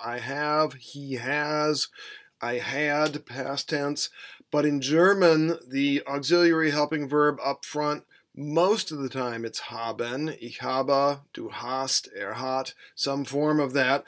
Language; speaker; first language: English; native; English